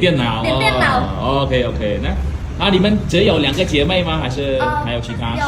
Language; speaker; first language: Chinese; non-native, fluent; Khmer